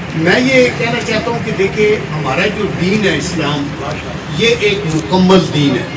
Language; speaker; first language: Urdu; non-native, local second language; Punjabi